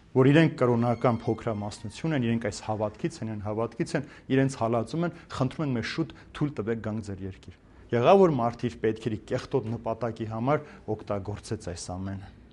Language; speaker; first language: Armenian; native; Armenian